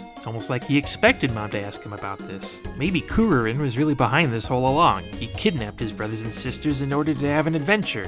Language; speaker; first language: English; native; English